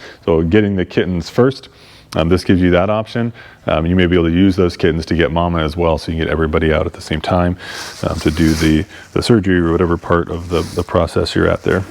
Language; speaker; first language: English; native; English